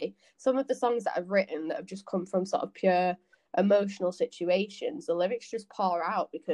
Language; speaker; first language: English; native; English